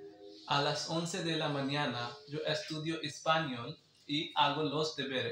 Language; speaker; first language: Spanish; non-native, learner; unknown